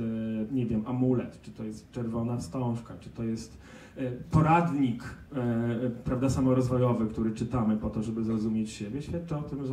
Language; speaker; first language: Polish; native; Polish